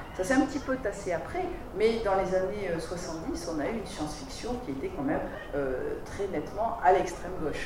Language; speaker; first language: French; native; French